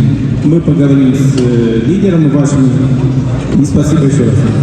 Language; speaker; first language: Russian; non-native, local second language; Romanian